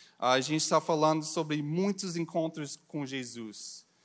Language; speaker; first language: Portuguese; non-native, learner; English